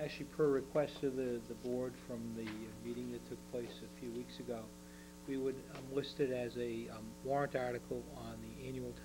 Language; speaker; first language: English; native; English